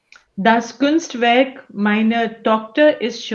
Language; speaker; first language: German; non-native, learner; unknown